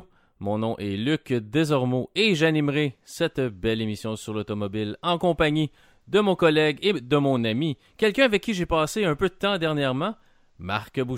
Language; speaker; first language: French; native; French